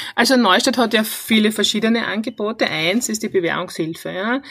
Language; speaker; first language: German; native; German